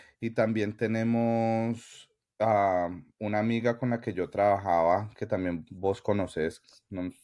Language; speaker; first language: Spanish; native; Spanish